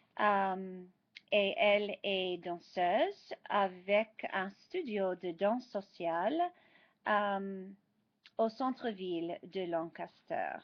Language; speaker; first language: French; non-native, fluent; English